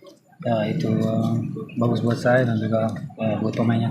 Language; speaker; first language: Indonesian; non-native, fluent; Dutch